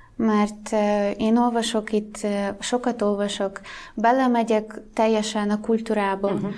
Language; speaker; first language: Hungarian; non-native, fluent; Ukrainian